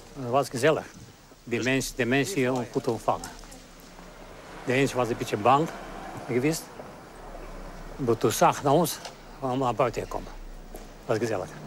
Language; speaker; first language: Dutch; non-native, learner; Polish